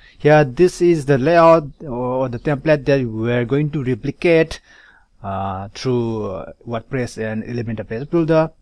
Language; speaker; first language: English; non-native, local second language; Manipuri